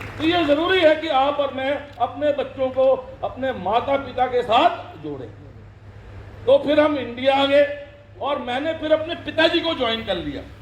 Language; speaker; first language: Hindi; early bilingual, other home language; Japanese